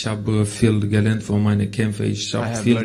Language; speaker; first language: German; non-native, learner; Romanian